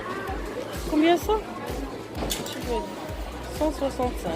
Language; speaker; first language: French; non-native, fluent; Arabic